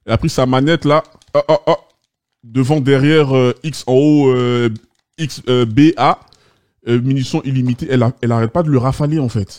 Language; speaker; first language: French; native; French